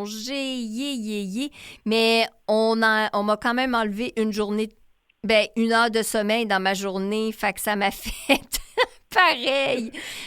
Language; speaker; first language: French; native; French